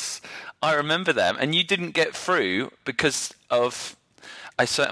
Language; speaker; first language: English; native; English